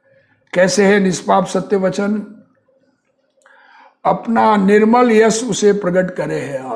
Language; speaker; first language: Hindi; native; Hindi